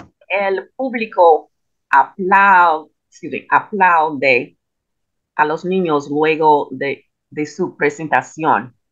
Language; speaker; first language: Spanish; non-native, learner; English